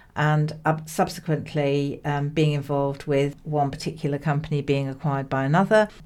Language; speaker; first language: English; native; English